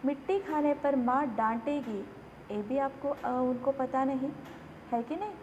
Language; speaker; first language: Hindi; non-native, local second language; Kannada